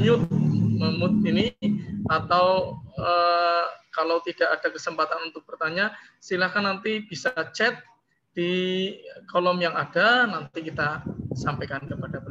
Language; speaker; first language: Indonesian; native; Indonesian